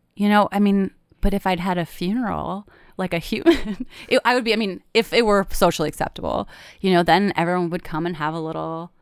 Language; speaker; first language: English; native; English